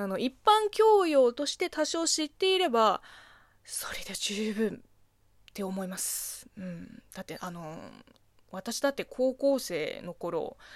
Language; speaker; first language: Japanese; non-native, fluent; Chinese